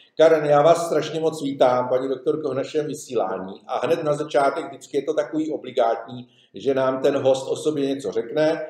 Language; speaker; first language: Czech; native; Czech